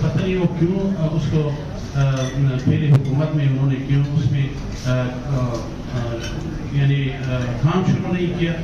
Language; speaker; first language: Hindi; non-native, fluent; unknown